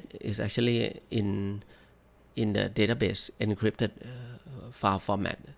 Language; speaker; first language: English; non-native, fluent; Thai